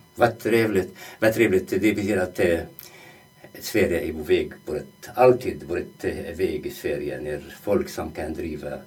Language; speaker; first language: Swedish; non-native, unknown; Arabic